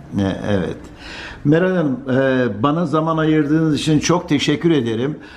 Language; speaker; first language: Turkish; native; Turkish